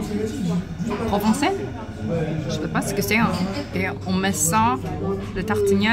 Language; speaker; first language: French; non-native, learner; Korean